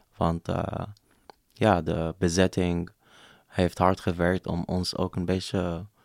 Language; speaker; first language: Dutch; non-native, fluent; Arabic